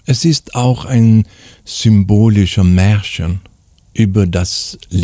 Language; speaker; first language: German; non-native, learner; Swedish